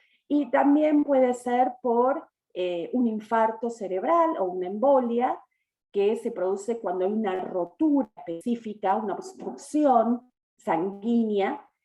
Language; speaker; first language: Spanish; native; Spanish